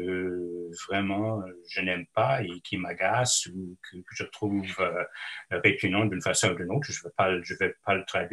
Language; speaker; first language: French; non-native, local second language; English